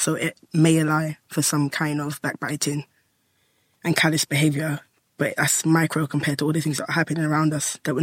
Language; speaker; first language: English; native; English